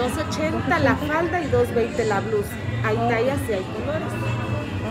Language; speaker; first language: Spanish; native; Spanish